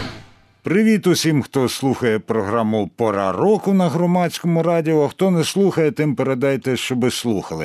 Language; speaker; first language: Ukrainian; native; Ukrainian